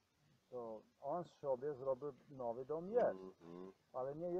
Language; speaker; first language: Polish; non-native, learner; Croatian